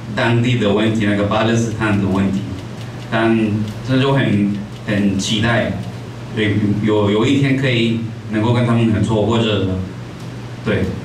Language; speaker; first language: Chinese; native; Chinese